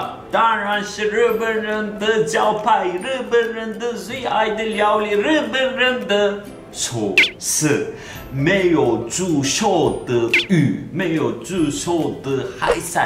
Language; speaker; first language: Chinese; non-native, fluent; Turkish